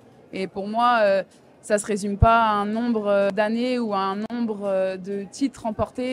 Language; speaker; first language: French; native; French